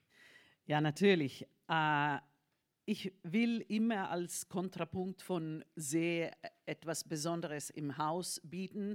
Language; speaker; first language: German; non-native, fluent; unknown